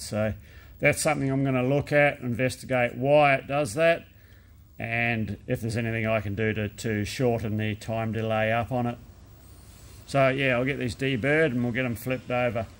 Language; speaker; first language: English; native; English